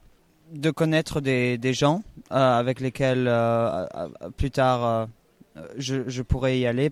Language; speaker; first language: French; non-native, fluent; German